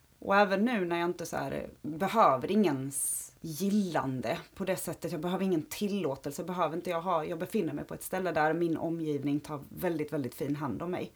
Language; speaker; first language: Swedish; early bilingual, other home language; Romanian